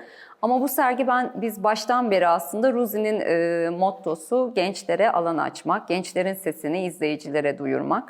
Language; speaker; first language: Turkish; native; Turkish